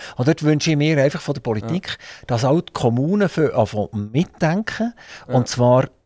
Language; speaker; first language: German; native; German